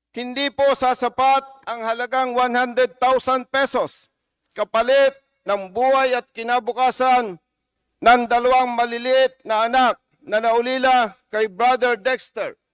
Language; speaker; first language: Filipino; native; Filipino